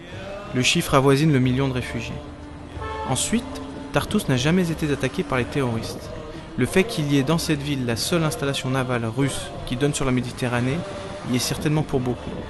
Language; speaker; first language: French; native; French